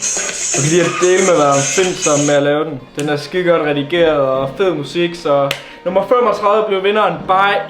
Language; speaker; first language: Danish; native; Danish